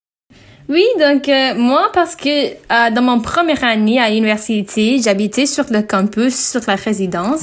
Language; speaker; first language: French; non-native, learner; English